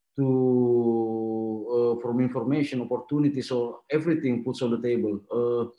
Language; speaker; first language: English; non-native, fluent; Indonesian